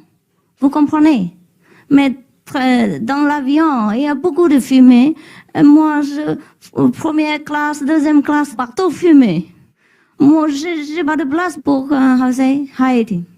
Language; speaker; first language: French; non-native, fluent; Vietnamese